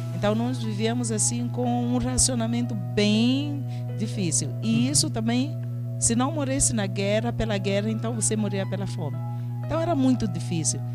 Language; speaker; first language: Portuguese; non-native, local second language; Tsonga